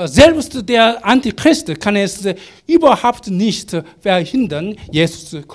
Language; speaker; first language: German; non-native, learner; Korean